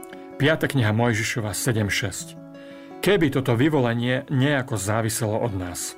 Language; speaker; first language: Slovak; native; Slovak